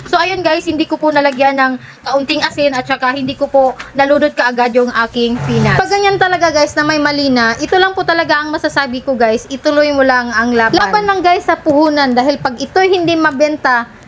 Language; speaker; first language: Filipino; non-native, local second language; Cebuano